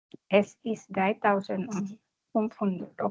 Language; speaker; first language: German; non-native, learner; Filipino